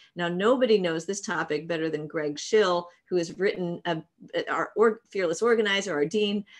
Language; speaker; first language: English; native; English